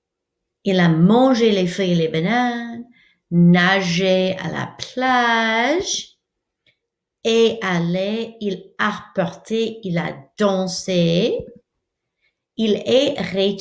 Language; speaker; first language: French; non-native, fluent; English